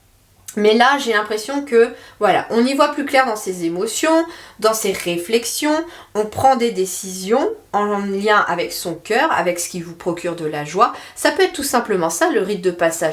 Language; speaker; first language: French; native; French